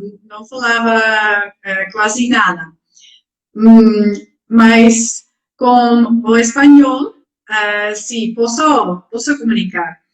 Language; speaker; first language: Portuguese; non-native, learner; Dutch